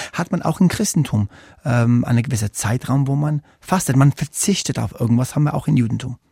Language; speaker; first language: German; non-native, fluent; English